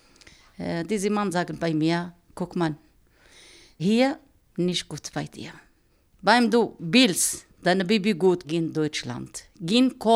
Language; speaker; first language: German; non-native, learner; Arabic